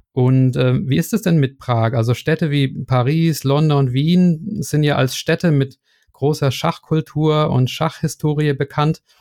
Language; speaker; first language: German; native; German